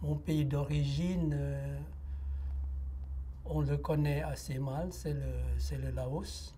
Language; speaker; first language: French; non-native, fluent; Lao